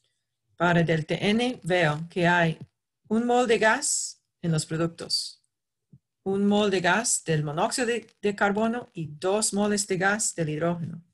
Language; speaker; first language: Spanish; non-native, fluent; English